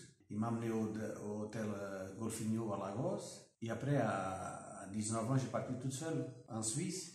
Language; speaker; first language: French; non-native, fluent; Portuguese